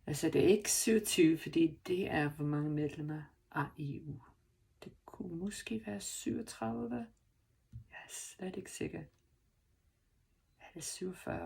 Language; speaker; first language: Danish; non-native, learner; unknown